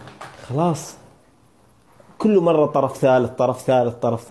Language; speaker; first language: Arabic; native; Arabic